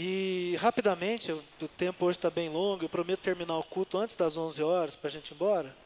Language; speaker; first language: Portuguese; native; Portuguese